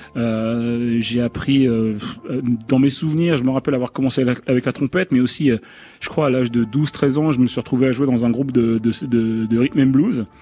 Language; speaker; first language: French; native; French